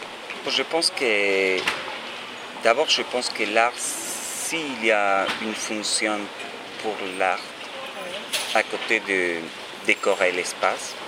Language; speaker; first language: French; non-native, fluent; Spanish